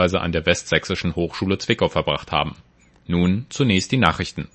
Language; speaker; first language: German; native; German